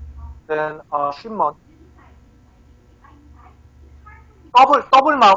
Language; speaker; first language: English; non-native, learner; Korean